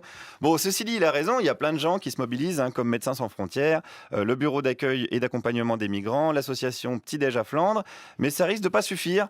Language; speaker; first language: French; native; French